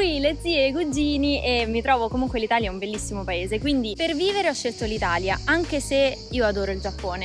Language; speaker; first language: Italian; native; Italian